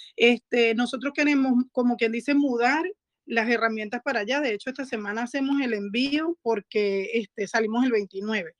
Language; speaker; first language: Spanish; native; Spanish